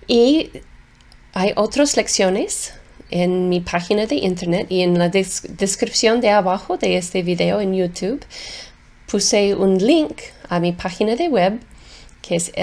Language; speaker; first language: Spanish; non-native, fluent; English